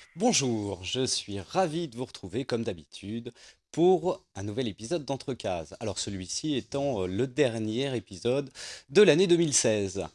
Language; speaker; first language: French; native; French